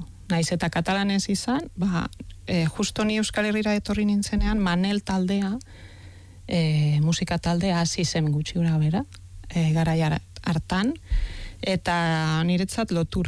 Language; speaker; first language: Basque; non-native, fluent; Catalan